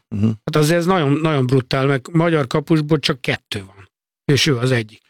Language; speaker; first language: Hungarian; native; Hungarian